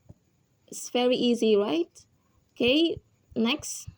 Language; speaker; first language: English; non-native, learner; Indonesian